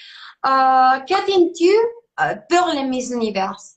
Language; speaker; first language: French; non-native, learner; Spanish